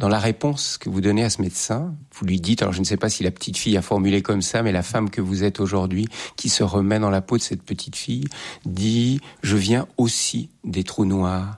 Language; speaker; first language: French; native; French